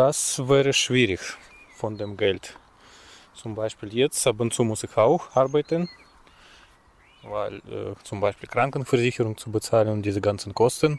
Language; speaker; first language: German; non-native, fluent; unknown